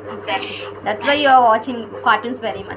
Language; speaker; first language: English; non-native, learner; Kannada